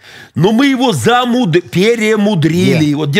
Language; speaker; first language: Russian; native; Russian